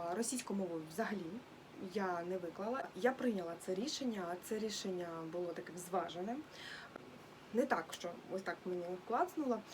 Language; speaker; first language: Ukrainian; native; Ukrainian